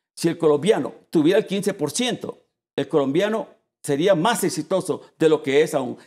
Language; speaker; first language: Spanish; native; Spanish